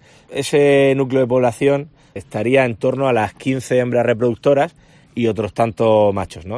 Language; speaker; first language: Spanish; native; Spanish